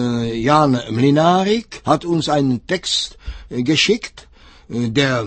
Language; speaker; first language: German; non-native, fluent; Czech